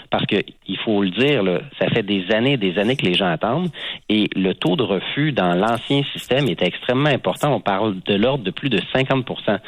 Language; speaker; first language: French; native; French